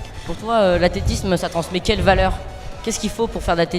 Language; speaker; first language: French; native; French